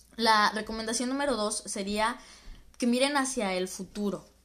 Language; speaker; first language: Spanish; native; Spanish